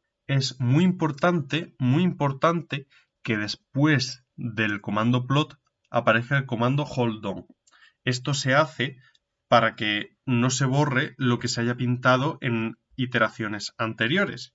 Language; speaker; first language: Spanish; native; Spanish